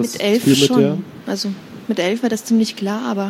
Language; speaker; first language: German; early bilingual, other home language; Russian